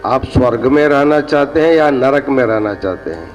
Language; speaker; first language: Hindi; non-native, local second language; Kannada